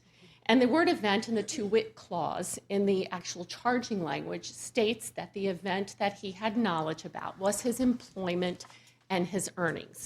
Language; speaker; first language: English; native; English